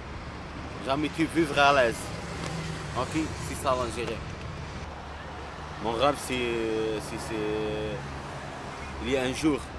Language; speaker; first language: French; non-native, local second language; Arabic